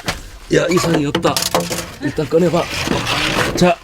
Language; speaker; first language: Korean; native; Korean